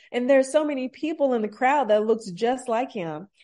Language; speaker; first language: English; native; English